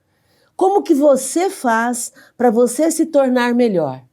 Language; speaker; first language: Portuguese; native; Portuguese